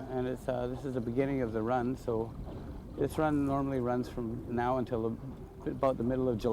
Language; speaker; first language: English; native; English